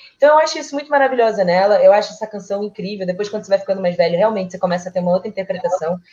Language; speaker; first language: Portuguese; early bilingual, other home language; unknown